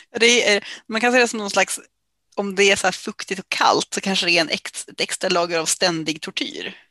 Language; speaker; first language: Swedish; native; Swedish